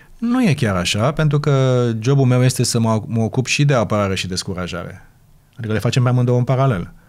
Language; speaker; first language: Romanian; native; Romanian